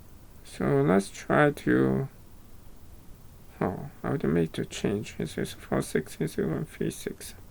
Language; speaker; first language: English; non-native, fluent; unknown